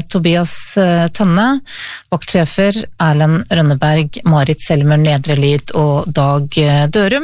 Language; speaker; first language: Norwegian; native; Norwegian